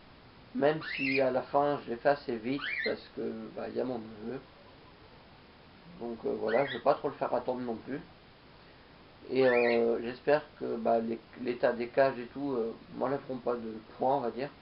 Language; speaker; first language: French; native; French